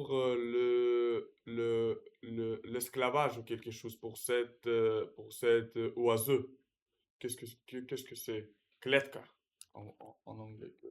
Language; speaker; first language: French; non-native, learner; Russian